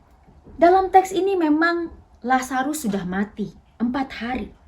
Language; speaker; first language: Indonesian; native; Indonesian